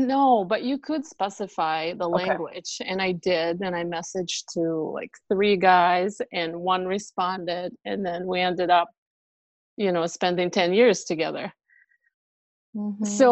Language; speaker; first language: English; non-native, fluent; Russian